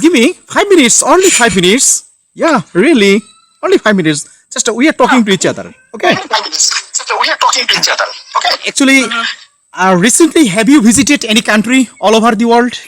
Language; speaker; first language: English; non-native, learner; Bangla